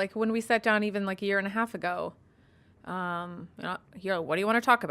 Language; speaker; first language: English; native; English